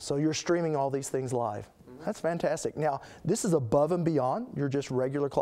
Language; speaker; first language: English; native; English